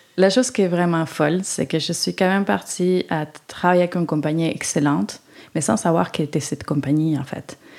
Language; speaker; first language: French; non-native, fluent; Spanish